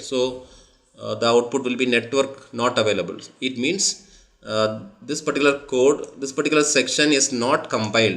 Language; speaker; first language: English; non-native, local second language; Tamil